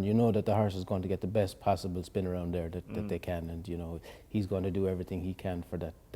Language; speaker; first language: English; native; English